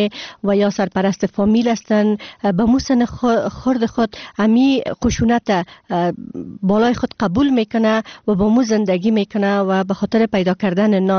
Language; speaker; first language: Persian; native; Persian